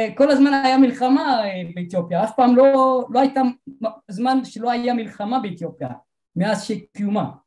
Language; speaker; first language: Hebrew; non-native, fluent; Tigrinya